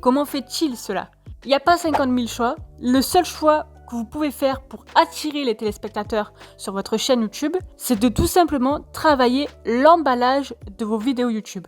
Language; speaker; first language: French; native; French